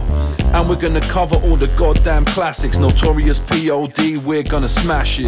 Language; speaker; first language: English; native; English